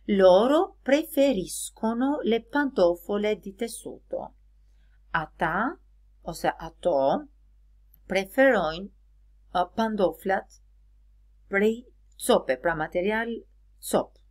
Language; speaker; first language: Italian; non-native, fluent; Albanian